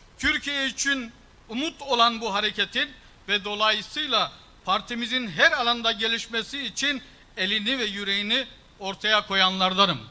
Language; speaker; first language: Turkish; early bilingual, heritage; Turkish